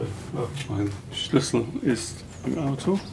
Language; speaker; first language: German; non-native, fluent; English